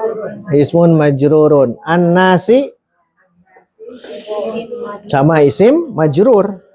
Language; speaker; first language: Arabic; non-native, fluent; Indonesian